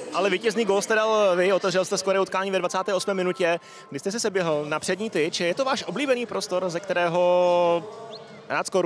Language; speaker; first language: Czech; native; Czech